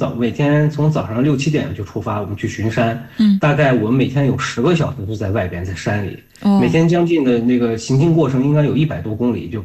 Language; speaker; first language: Chinese; native; Chinese